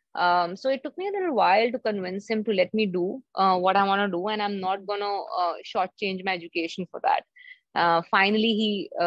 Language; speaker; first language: English; non-native, local second language; Hindi